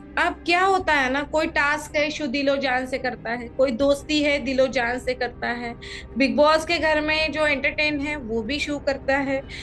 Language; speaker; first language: Hindi; non-native, local second language; Marathi